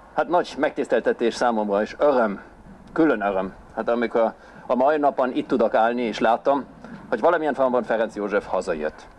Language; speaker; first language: Hungarian; non-native, fluent; German